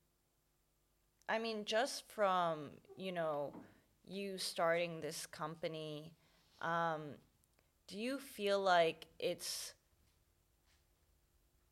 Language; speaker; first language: English; non-native, local second language; Cantonese